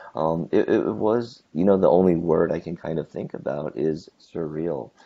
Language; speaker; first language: English; native; English